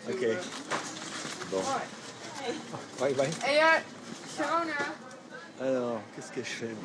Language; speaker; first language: French; native; French